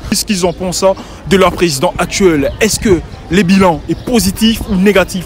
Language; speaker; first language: French; native; French